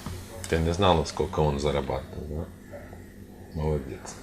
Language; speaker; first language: Russian; non-native, learner; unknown